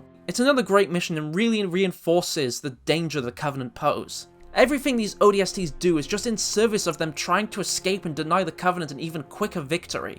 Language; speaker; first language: English; native; English